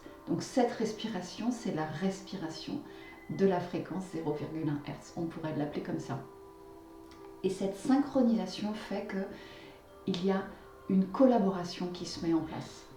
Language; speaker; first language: French; native; French